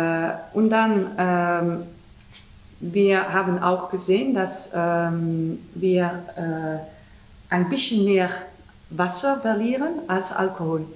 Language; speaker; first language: German; non-native, learner; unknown